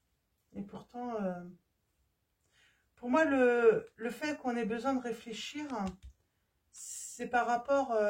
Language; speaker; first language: French; native; French